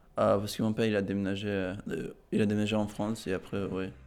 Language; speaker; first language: French; non-native, fluent; Azerbaijani